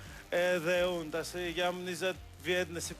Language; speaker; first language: Albanian; non-native, learner; Greek